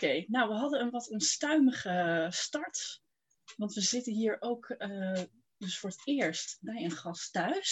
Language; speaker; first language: Dutch; native; Dutch